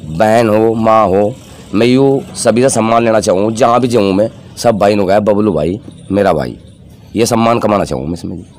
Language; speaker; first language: Hindi; native; Hindi